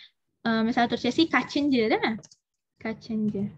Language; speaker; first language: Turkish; non-native, learner; Indonesian